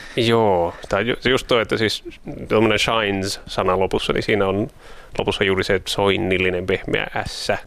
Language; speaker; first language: Finnish; native; Finnish